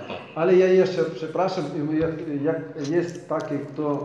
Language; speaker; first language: Polish; non-native, learner; Ukrainian